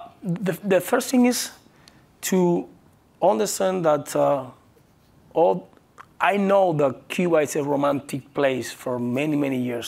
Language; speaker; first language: English; non-native, learner; Spanish